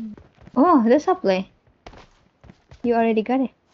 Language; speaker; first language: English; non-native, learner; Indonesian